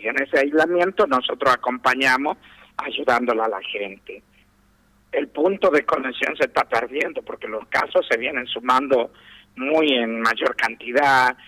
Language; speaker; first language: Spanish; native; Spanish